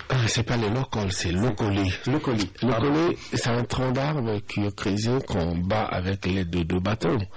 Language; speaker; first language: French; non-native, local second language; Lingala